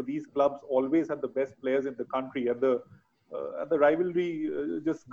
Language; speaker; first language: English; non-native, local second language; Bangla